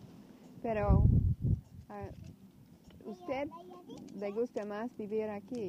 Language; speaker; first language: Spanish; non-native, learner; English